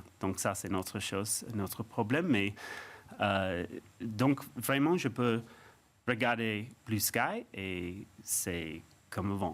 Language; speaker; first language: French; non-native, fluent; English